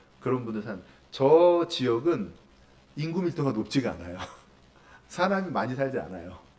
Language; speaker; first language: Korean; native; Korean